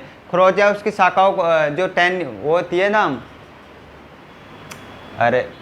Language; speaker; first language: Hindi; native; Hindi